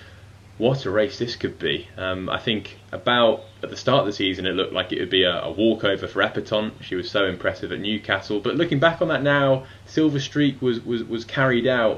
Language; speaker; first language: English; native; English